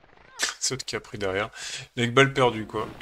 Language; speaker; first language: French; native; French